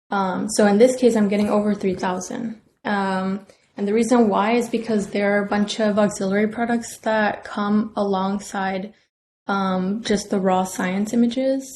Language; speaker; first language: English; native; English